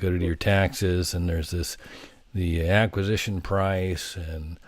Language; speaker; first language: English; native; English